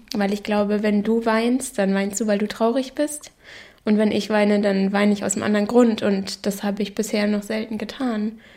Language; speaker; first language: German; non-native, local second language; Danish